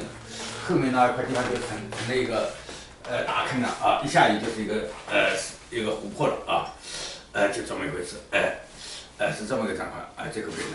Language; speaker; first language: Chinese; native; Chinese